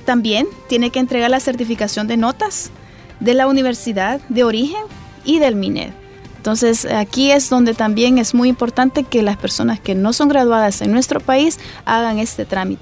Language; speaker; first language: Spanish; native; Spanish